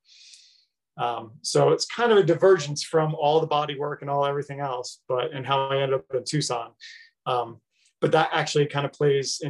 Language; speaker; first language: English; native; English